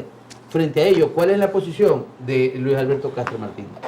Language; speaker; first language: Spanish; native; Spanish